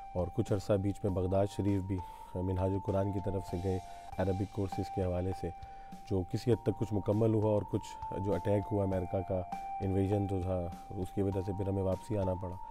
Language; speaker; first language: Urdu; non-native, local second language; Punjabi